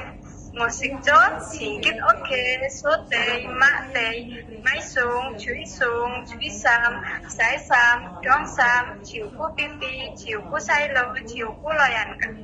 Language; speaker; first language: Cantonese; non-native, learner; Indonesian